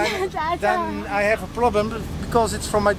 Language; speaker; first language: English; non-native, learner; Dutch